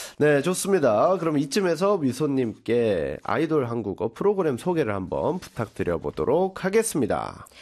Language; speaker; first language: Korean; native; Korean